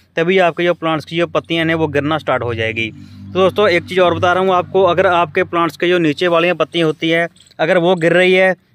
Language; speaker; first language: Hindi; non-native, local second language; Punjabi